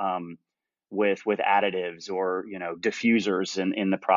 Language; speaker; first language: English; native; English